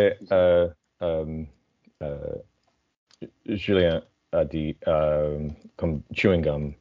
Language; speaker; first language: French; non-native, learner; English